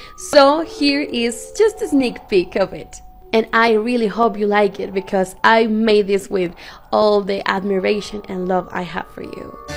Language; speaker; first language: English; non-native, fluent; Spanish